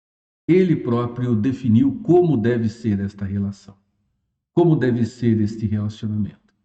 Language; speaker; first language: Portuguese; native; Portuguese